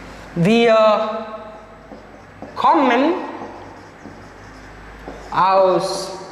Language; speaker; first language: German; non-native, learner; Marathi